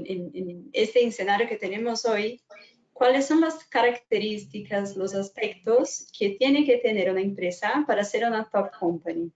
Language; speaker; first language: Spanish; non-native, fluent; Portuguese